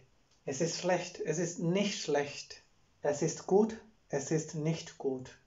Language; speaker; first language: German; non-native, fluent; Malayalam